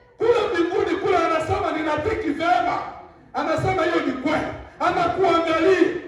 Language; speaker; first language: Swahili; native; Swahili